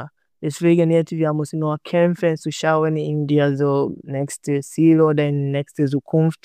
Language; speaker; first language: German; non-native, learner; Swahili